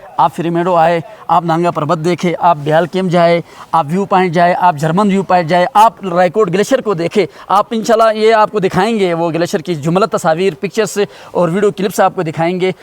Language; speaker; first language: Urdu; non-native, local second language; Shina